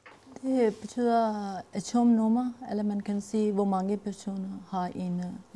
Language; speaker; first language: Danish; non-native, learner; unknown